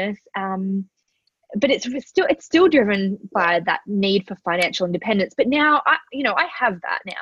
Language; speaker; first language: English; native; English